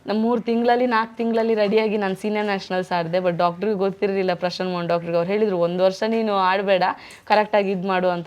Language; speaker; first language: Kannada; non-native, local second language; Tulu